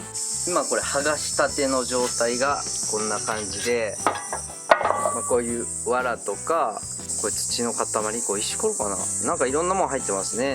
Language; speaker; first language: Japanese; native; Japanese